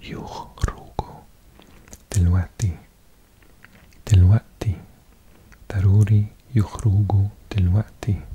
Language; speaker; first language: Arabic; non-native, learner; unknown